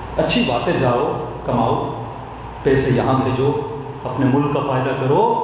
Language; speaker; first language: Urdu; early bilingual, heritage; Urdu